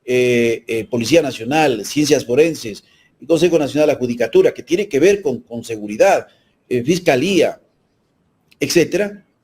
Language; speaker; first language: Spanish; native; Spanish